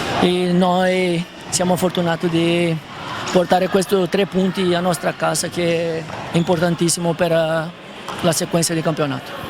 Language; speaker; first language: Italian; non-native, fluent; Spanish